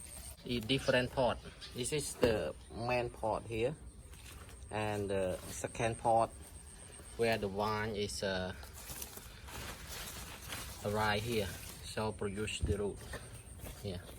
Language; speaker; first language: English; non-native, learner; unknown